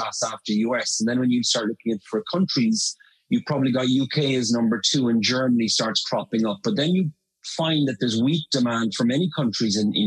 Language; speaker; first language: English; native; English